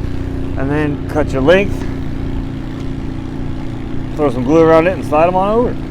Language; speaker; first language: English; native; English